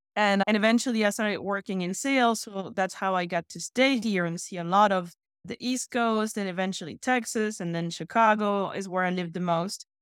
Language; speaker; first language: English; non-native, fluent; French